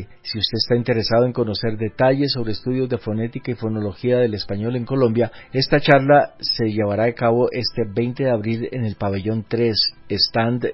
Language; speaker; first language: Spanish; native; Spanish